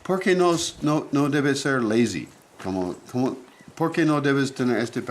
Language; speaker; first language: Spanish; non-native, learner; English